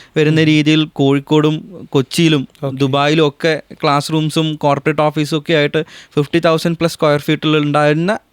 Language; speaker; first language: Malayalam; native; Malayalam